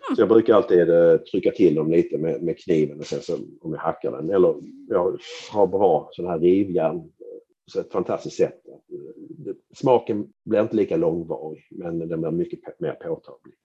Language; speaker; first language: Swedish; native; Swedish